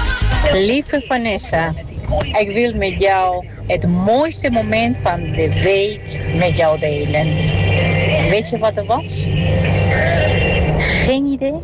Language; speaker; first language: Dutch; non-native, local second language; Papiamento